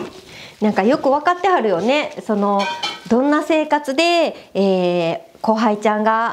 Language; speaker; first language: Japanese; native; Japanese